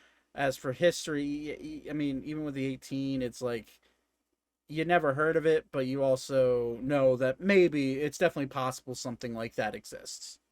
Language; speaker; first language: English; native; English